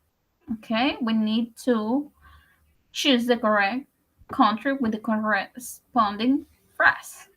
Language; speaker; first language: English; non-native, learner; Spanish